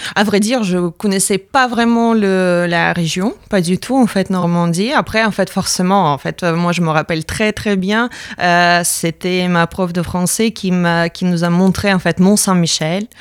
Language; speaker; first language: French; non-native, fluent; Latvian